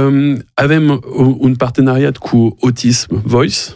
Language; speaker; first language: Romanian; non-native, learner; French